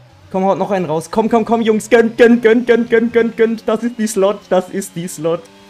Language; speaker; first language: German; native; German